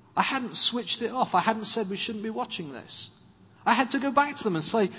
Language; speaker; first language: English; native; English